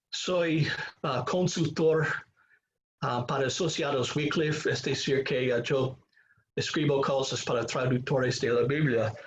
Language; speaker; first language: Spanish; non-native, fluent; English